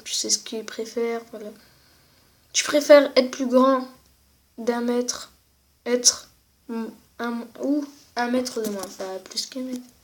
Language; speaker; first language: French; native; French